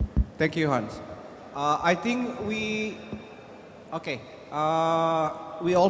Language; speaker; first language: English; non-native, fluent; Indonesian